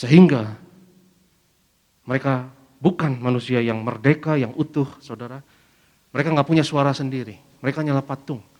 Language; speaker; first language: Indonesian; native; Indonesian